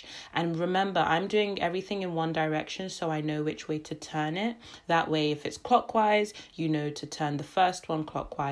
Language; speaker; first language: English; native; English